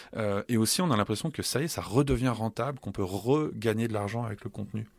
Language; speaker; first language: French; native; French